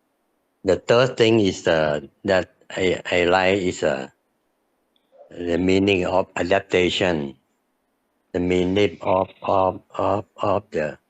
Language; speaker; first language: English; non-native, learner; Thai